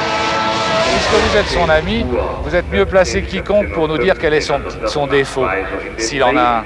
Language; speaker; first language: French; native; French